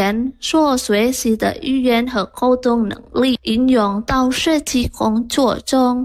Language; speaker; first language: Chinese; non-native, fluent; Indonesian